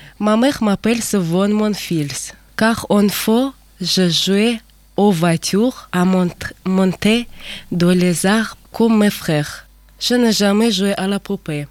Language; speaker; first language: French; non-native, learner; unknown